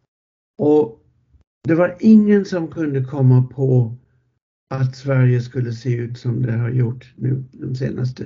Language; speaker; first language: Swedish; non-native, fluent; English